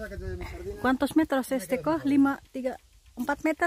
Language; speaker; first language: Spanish; non-native, learner; Indonesian